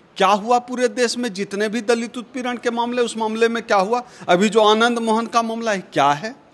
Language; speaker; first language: Hindi; native; Hindi